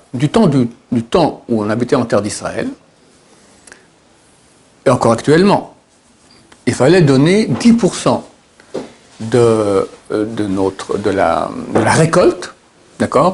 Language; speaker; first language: French; native; French